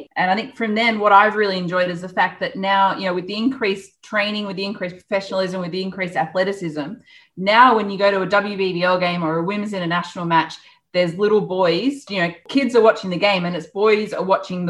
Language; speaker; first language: English; native; English